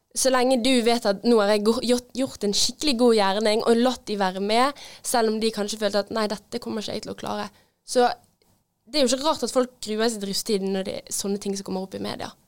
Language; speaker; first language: Norwegian; native; Norwegian